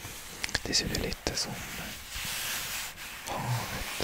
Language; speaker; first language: Swedish; non-native, learner; English